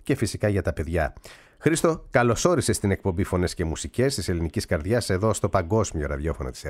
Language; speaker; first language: Greek; native; Greek